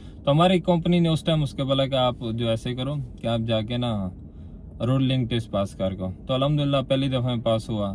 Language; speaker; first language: Urdu; non-native, local second language; Pashto